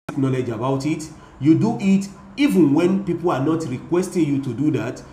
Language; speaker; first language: English; non-native, local second language; Yoruba